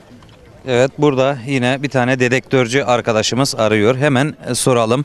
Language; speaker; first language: Turkish; native; Turkish